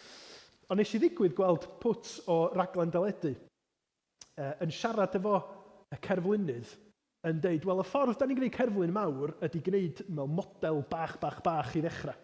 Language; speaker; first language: Welsh; native; Welsh